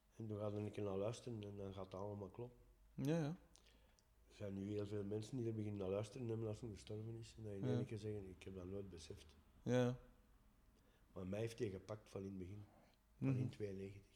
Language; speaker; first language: Dutch; native; Dutch